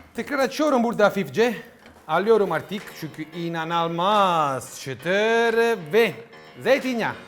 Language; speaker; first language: Turkish; non-native, learner; Italian